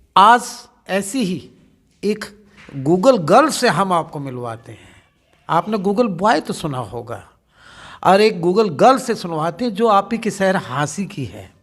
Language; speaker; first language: Hindi; native; Hindi